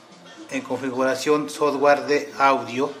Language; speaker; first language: Spanish; native; Spanish